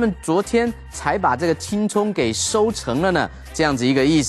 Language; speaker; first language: Chinese; native; Chinese